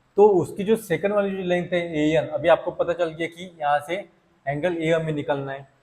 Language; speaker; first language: Hindi; non-native, local second language; Marathi